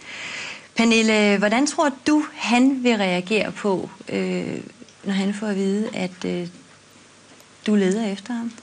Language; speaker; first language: Danish; native; Danish